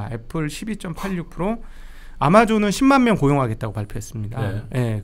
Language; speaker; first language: Korean; native; Korean